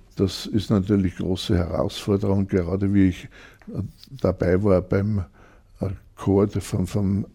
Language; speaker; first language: German; native; German